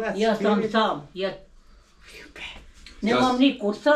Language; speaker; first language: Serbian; non-native, local second language; Albanian